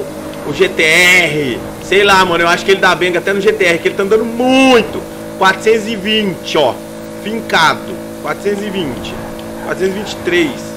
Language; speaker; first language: Portuguese; native; Portuguese